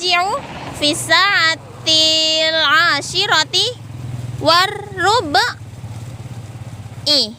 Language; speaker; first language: Arabic; non-native, fluent; Indonesian